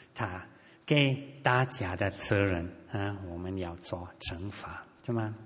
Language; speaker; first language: Chinese; non-native, fluent; German